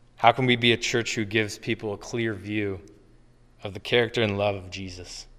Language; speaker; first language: English; native; English